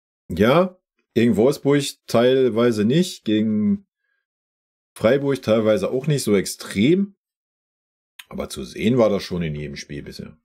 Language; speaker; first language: German; native; German